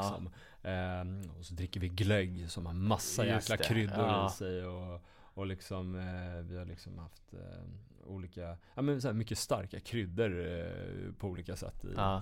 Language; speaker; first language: Swedish; native; Swedish